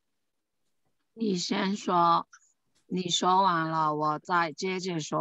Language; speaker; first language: Chinese; non-native, learner; Burmese